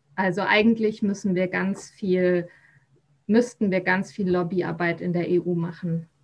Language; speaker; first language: German; native; German